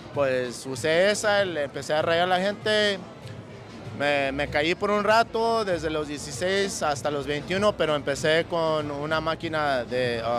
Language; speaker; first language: Spanish; early bilingual, heritage; Spanish